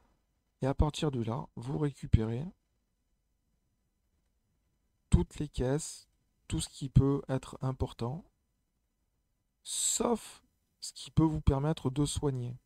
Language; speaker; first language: French; native; French